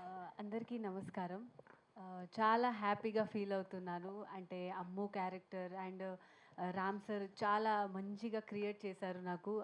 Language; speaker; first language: Telugu; non-native, fluent; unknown